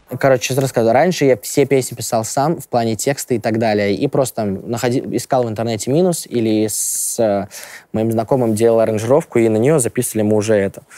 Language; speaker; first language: Russian; native; Russian